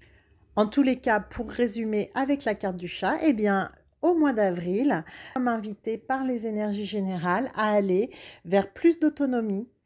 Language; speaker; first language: French; native; French